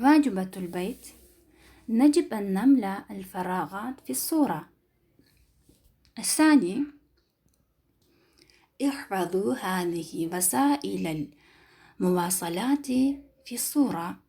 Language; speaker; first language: Arabic; non-native, learner; Kyrgyz